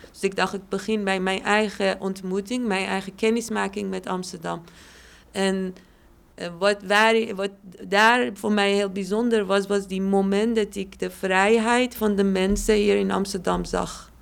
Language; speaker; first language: Dutch; non-native, fluent; Persian